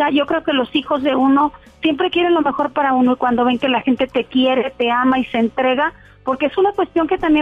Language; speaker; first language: Spanish; native; Spanish